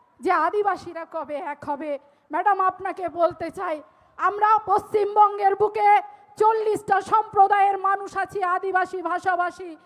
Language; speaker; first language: Bangla; non-native, local second language; Santali